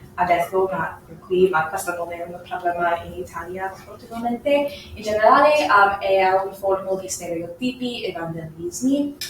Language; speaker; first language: Italian; non-native, learner; English